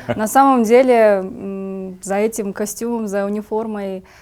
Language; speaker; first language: Russian; non-native, local second language; Kazakh